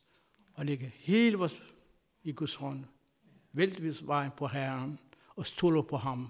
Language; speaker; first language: Danish; non-native, fluent; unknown